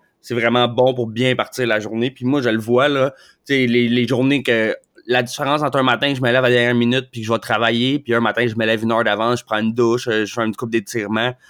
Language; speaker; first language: French; native; French